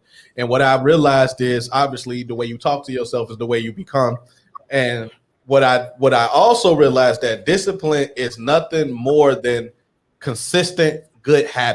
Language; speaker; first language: English; native; English